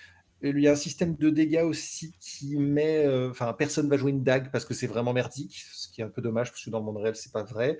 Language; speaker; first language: French; native; French